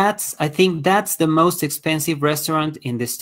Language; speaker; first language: English; non-native, fluent; Spanish